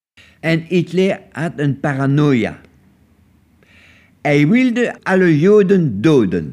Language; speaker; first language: Dutch; non-native, local second language; French